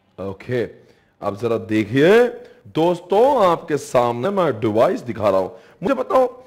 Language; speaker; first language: Hindi; native; Hindi